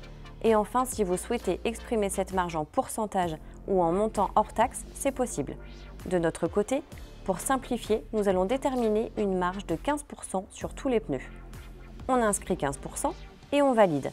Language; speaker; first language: French; native; French